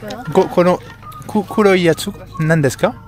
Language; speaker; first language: Japanese; non-native, learner; French